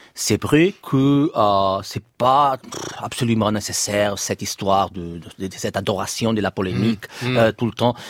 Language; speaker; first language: French; non-native, fluent; Spanish